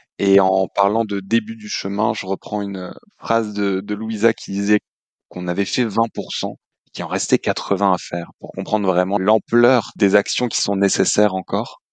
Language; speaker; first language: French; native; French